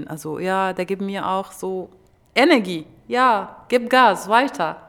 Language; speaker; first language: German; non-native, learner; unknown